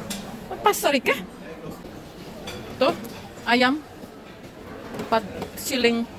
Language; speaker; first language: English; non-native, learner; Indonesian